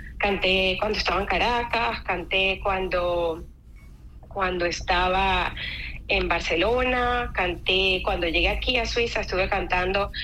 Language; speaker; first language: Spanish; native; Spanish